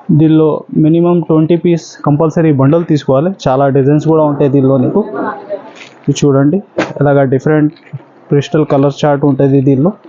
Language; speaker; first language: Telugu; non-native, local second language; Urdu